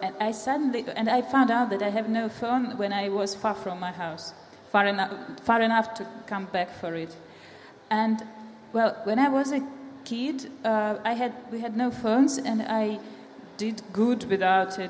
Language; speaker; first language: English; non-native, fluent; Russian